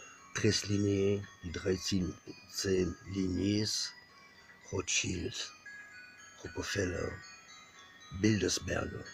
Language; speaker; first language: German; non-native, fluent; French